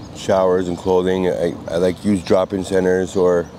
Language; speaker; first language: English; native; English